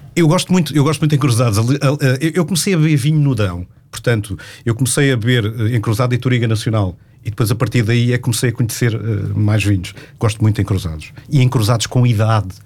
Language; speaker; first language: Portuguese; native; Portuguese